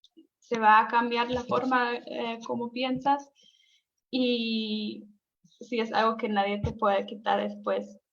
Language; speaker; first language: Spanish; non-native, fluent; German